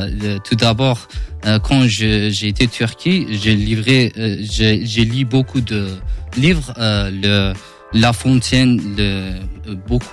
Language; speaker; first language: French; non-native, learner; Kurdish